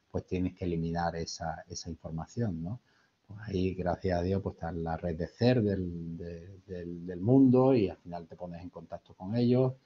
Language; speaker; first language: Spanish; native; Spanish